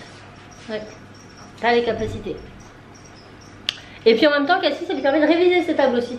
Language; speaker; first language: French; native; French